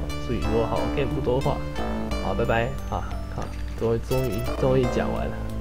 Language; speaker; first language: Chinese; native; Chinese